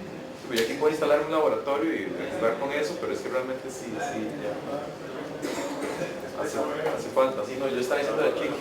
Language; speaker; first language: Spanish; native; Spanish